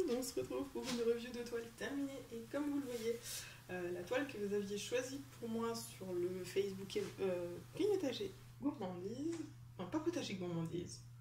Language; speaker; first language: French; native; French